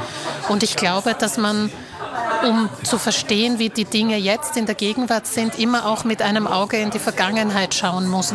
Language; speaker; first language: German; early bilingual, other home language; Slovak